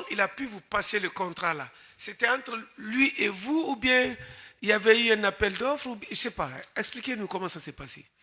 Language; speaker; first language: French; native; French